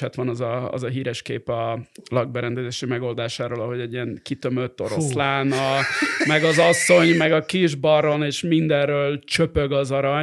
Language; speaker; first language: Hungarian; native; Hungarian